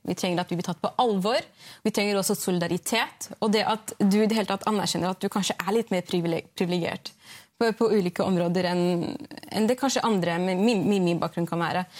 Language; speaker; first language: Norwegian; early bilingual, other home language; Arabic